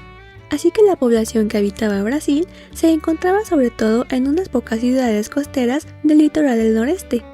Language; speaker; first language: Spanish; native; Spanish